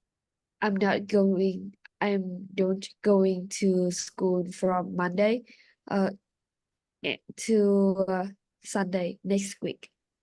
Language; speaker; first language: English; non-native, learner; Vietnamese